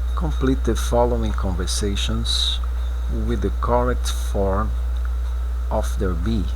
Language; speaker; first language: English; non-native, fluent; Portuguese